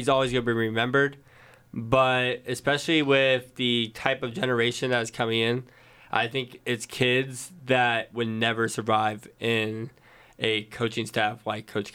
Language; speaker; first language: English; native; English